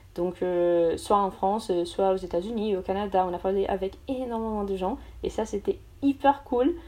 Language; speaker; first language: French; non-native, fluent; Portuguese